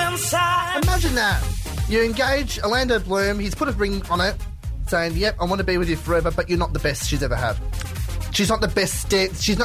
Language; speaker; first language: English; native; English